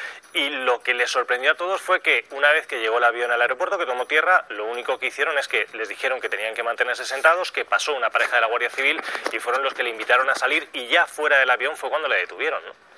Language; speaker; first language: Spanish; native; Spanish